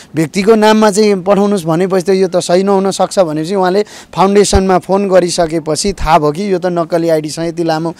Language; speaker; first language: Nepali; native; Nepali